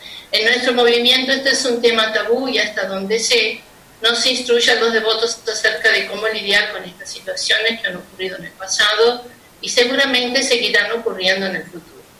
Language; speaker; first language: Spanish; native; Spanish